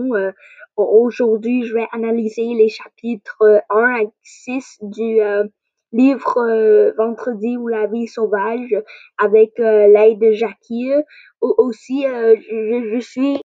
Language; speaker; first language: French; non-native, learner; English